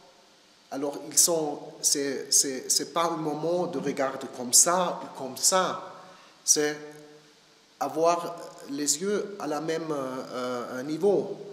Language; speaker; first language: French; non-native, learner; German